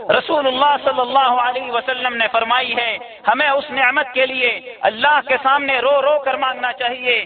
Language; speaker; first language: Urdu; non-native, local second language; Pashto